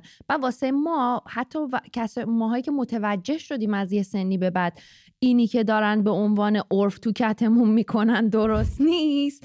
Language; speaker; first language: Persian; native; Persian